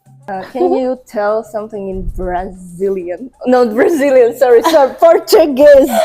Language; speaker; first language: English; non-native, fluent; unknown